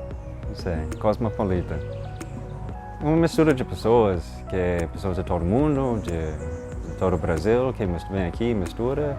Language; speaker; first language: Portuguese; non-native, fluent; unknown